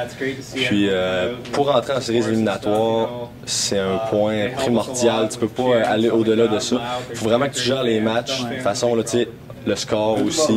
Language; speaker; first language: French; native; French